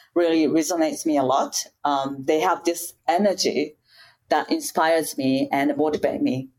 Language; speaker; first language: English; non-native, fluent; Japanese